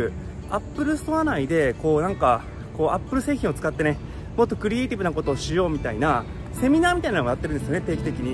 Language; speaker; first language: Japanese; native; Japanese